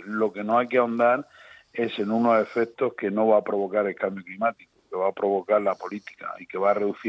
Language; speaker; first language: Spanish; native; Spanish